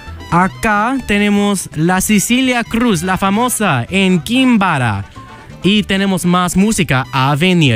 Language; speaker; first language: Spanish; non-native, learner; English